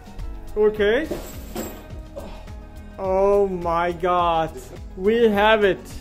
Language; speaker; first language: English; non-native, fluent; Slovenian